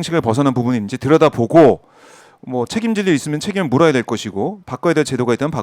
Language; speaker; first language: Korean; native; Korean